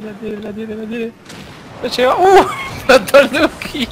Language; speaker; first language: Spanish; native; Spanish